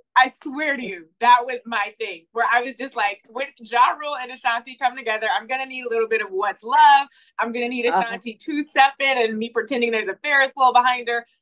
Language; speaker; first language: English; native; English